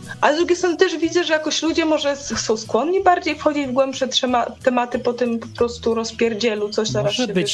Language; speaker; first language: Polish; native; Polish